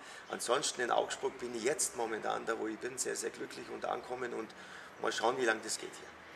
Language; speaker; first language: German; native; German